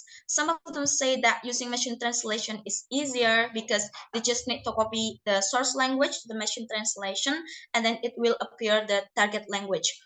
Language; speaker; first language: English; non-native, learner; Indonesian